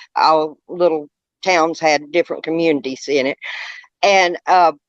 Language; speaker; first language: English; native; English